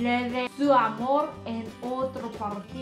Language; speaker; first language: Spanish; non-native, learner; Korean